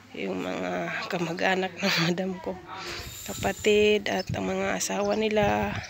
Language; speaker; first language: Filipino; non-native, local second language; Cebuano